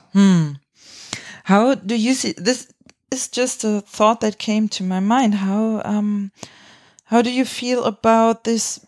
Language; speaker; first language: English; non-native, fluent; German